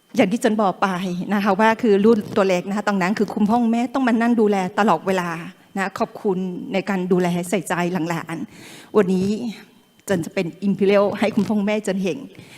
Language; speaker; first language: Thai; non-native, local second language; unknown